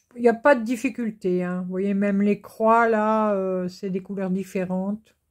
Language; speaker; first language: French; native; French